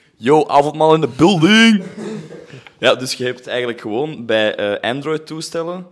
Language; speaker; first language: Dutch; native; Dutch